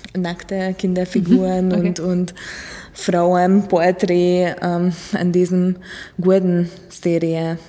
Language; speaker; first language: German; non-native, fluent; Hungarian